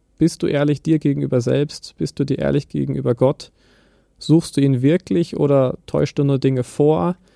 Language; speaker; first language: German; native; German